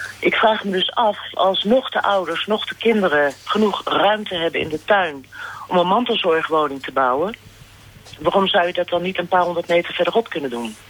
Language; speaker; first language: Dutch; native; Dutch